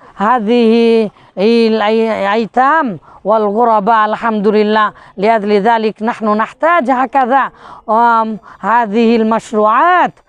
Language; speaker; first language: Arabic; non-native, fluent; Bangla